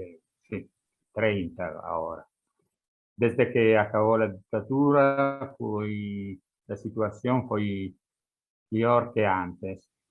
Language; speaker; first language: Spanish; non-native, fluent; Italian